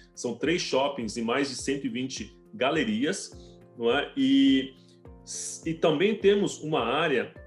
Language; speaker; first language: Portuguese; early bilingual, other home language; Chinese